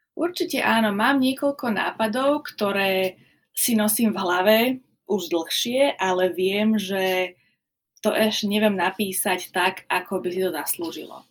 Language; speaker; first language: Slovak; native; Slovak